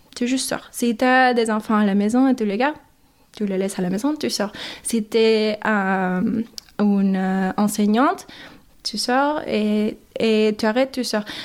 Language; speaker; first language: French; non-native, fluent; English